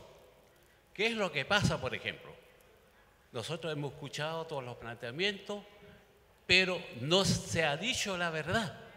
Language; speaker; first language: Spanish; non-native, local second language; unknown